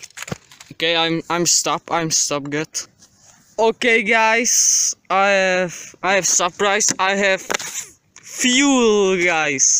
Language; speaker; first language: English; non-native, learner; Czech